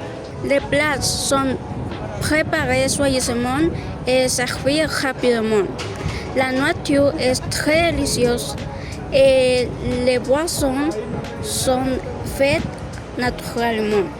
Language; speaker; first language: French; non-native, learner; Spanish